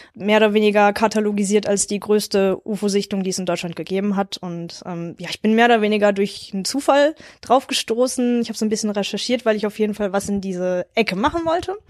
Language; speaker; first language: German; native; German